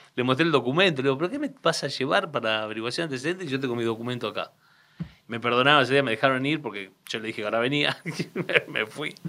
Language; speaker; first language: Spanish; native; Spanish